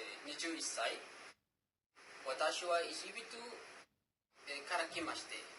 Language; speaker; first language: Japanese; non-native, learner; Arabic